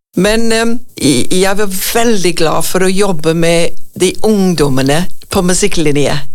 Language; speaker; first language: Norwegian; non-native, fluent; English